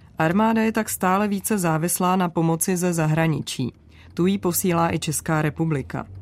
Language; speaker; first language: Czech; native; Czech